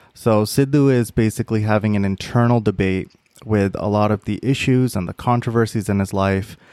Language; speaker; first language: English; native; English